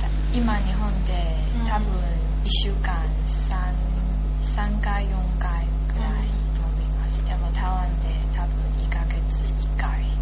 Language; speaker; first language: Japanese; non-native, learner; Chinese